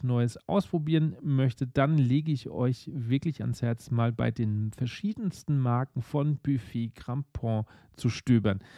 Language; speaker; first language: German; native; German